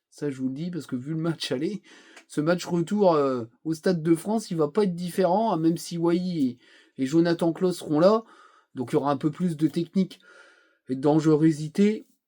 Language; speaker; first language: French; native; French